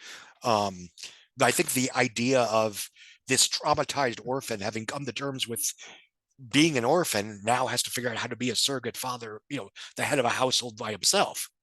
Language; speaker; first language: English; native; English